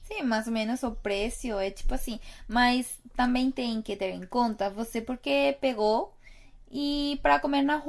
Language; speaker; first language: Portuguese; non-native, fluent; Spanish